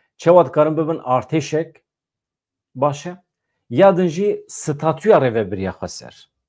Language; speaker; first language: Kurdish; native; Kurdish